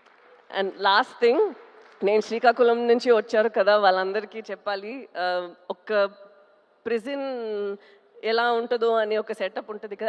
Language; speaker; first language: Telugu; non-native, fluent; Tamil